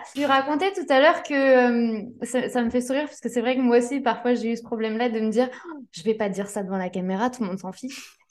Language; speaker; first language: French; native; French